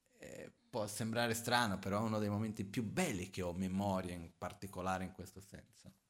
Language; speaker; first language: Italian; non-native, fluent; Portuguese